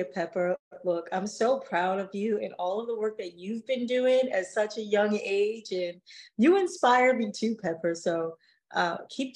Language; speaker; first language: English; native; English